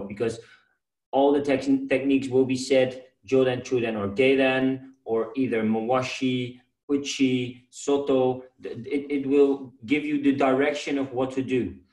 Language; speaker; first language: English; non-native, fluent; Dutch